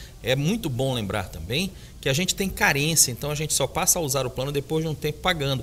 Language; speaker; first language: Portuguese; native; Portuguese